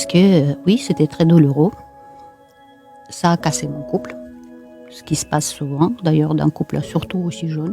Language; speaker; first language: French; non-native, fluent; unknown